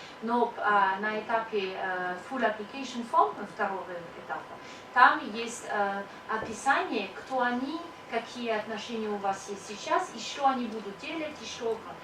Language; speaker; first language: Russian; non-native, learner; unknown